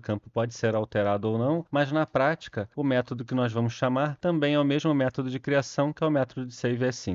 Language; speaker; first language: Portuguese; native; Portuguese